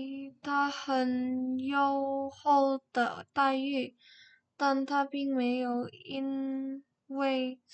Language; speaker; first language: Chinese; non-native, learner; Indonesian